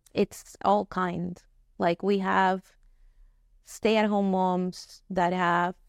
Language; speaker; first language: English; non-native, fluent; Spanish